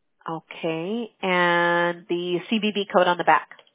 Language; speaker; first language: English; early bilingual, other home language; Spanish